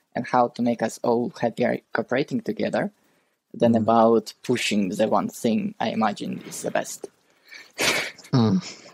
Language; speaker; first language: English; non-native, fluent; Russian